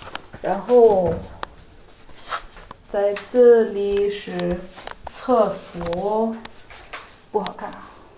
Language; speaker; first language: Chinese; non-native, fluent; Dutch